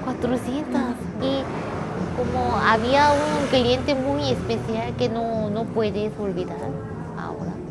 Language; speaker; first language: Spanish; non-native, learner; Korean